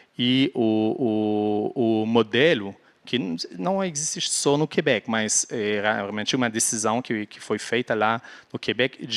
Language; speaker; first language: Portuguese; non-native, fluent; French